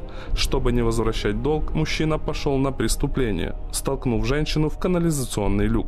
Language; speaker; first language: Russian; native; Russian